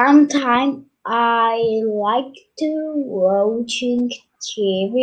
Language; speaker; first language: English; non-native, learner; Turkish